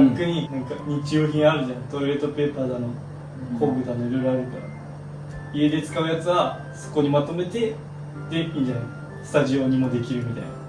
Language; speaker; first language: Japanese; native; Japanese